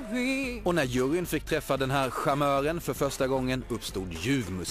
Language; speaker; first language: Swedish; native; Swedish